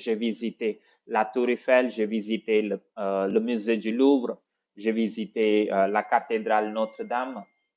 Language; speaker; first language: French; non-native, fluent; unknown